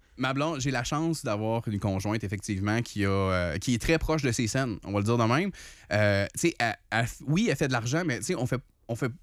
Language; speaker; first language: French; native; French